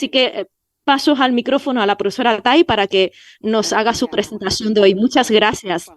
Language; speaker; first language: Spanish; non-native, fluent; Chinese